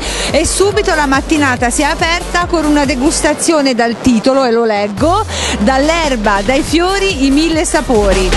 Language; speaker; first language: Italian; native; Italian